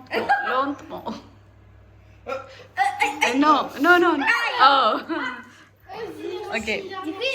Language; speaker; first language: French; non-native, learner; Malayalam